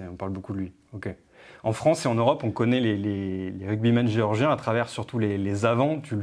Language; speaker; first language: French; native; French